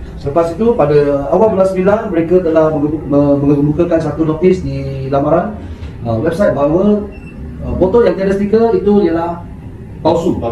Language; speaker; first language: Malay; non-native, local second language; Chinese